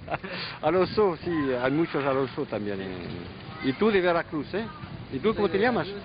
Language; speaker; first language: Spanish; non-native, learner; French